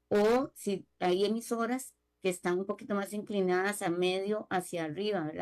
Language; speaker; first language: Spanish; native; Spanish